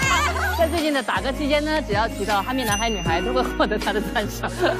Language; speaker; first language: Chinese; native; Chinese